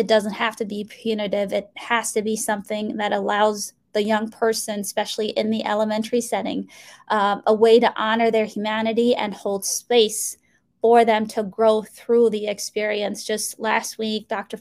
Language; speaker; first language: English; early bilingual, other home language; Somali